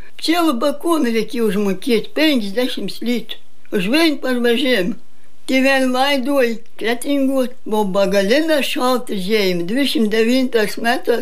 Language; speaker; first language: Lithuanian; native; Lithuanian